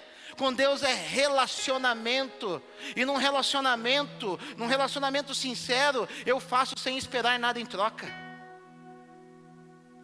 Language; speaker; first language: Portuguese; native; Portuguese